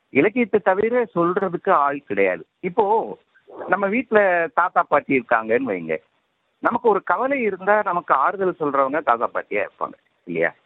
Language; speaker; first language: Tamil; native; Tamil